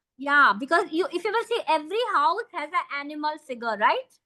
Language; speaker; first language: English; non-native, fluent; Hindi